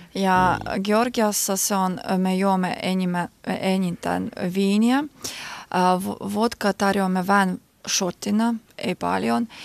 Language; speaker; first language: Finnish; non-native, learner; Georgian